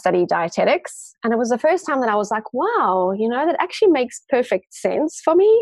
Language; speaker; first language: English; native; English